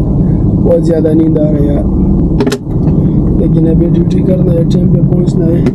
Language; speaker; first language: Hindi; non-native, local second language; Pashto